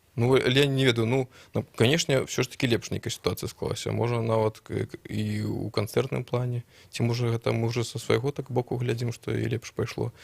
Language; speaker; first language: Belarusian; non-native, local second language; Russian